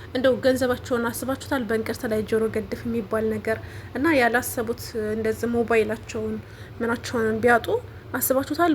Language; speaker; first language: Amharic; native; Amharic